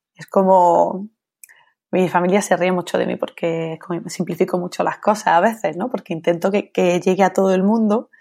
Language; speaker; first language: Spanish; native; Spanish